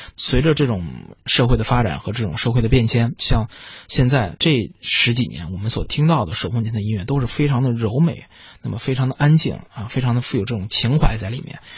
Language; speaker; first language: Chinese; native; Chinese